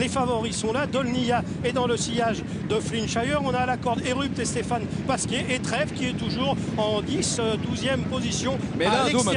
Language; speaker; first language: French; native; French